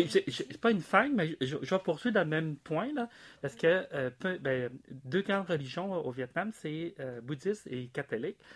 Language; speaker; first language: French; early bilingual, other home language; Vietnamese